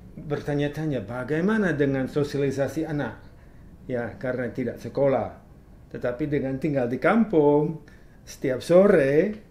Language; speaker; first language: Indonesian; non-native, fluent; English